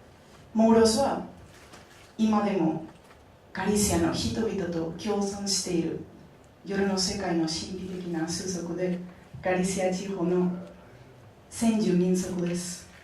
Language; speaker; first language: Japanese; non-native, fluent; Spanish